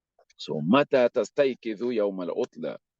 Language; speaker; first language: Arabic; non-native, fluent; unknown